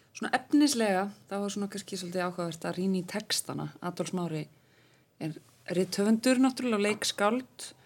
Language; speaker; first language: Icelandic; native; Icelandic